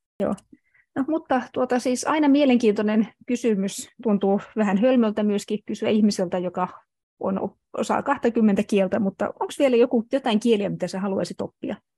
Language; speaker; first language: Finnish; native; Finnish